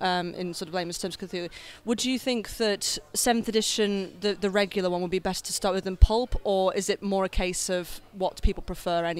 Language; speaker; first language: English; native; English